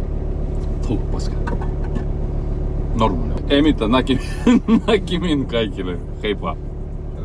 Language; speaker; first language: Finnish; non-native, learner; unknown